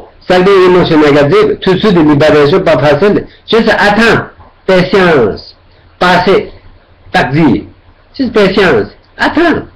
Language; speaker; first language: French; non-native, learner; Tibetan